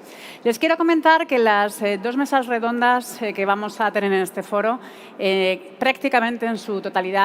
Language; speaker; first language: Spanish; native; Spanish